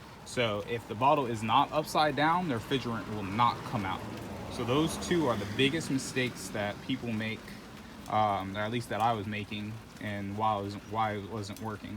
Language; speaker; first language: English; native; English